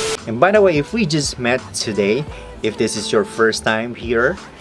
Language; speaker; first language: English; non-native, local second language; Filipino